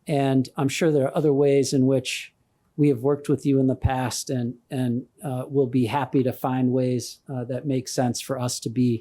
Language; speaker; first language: English; native; English